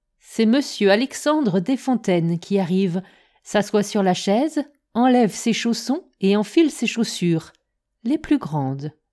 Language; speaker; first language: French; native; French